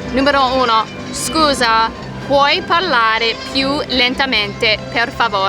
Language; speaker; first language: Italian; non-native, fluent; English